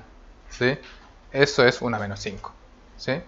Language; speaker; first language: Spanish; non-native, fluent; Korean